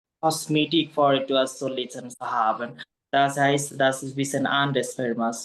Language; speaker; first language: German; non-native, learner; Bangla